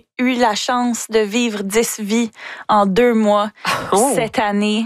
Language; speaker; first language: French; native; French